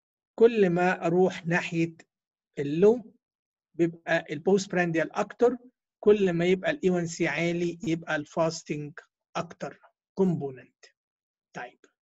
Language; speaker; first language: Arabic; native; Arabic